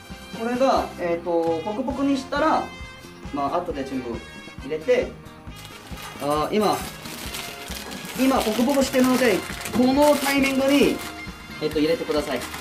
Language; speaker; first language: Japanese; non-native, learner; Korean